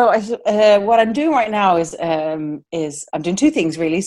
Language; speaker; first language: English; native; English